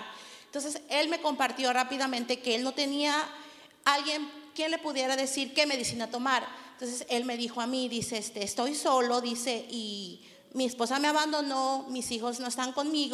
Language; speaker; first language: Spanish; native; Spanish